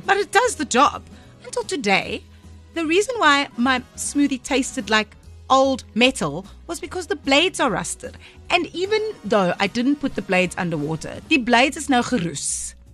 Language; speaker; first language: English; non-native, local second language; Afrikaans